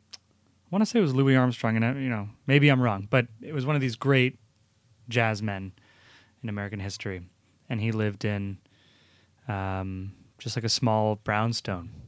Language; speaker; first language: English; early bilingual, other home language; Italian